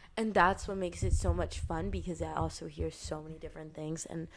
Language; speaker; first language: English; native; English